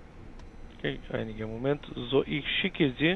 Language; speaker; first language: German; non-native, learner; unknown